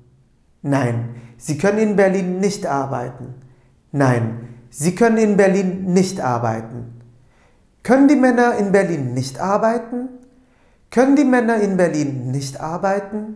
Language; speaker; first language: German; non-native, fluent; Turkish